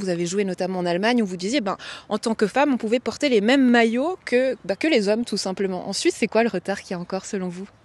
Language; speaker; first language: French; native; French